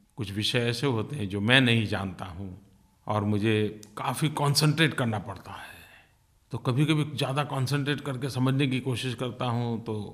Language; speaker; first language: Hindi; non-native, local second language; Gujarati